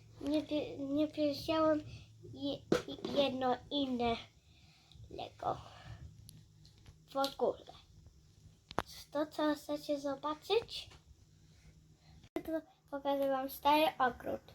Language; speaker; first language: Polish; early bilingual, heritage; Polish